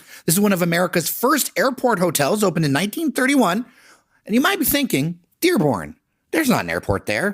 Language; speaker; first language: English; native; English